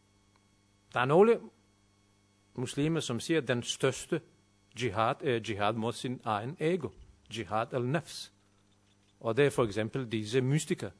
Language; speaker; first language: Danish; non-native, fluent; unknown